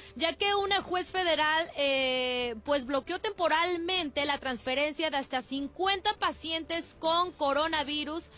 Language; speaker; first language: Spanish; early bilingual, heritage; Spanish